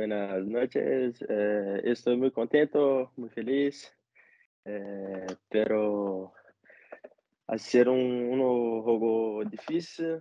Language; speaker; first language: Spanish; non-native, learner; Portuguese